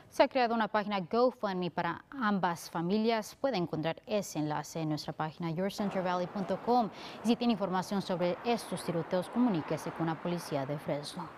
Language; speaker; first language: Spanish; early bilingual, heritage; Spanish